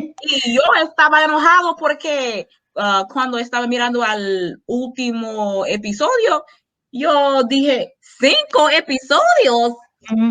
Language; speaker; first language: Spanish; non-native, fluent; English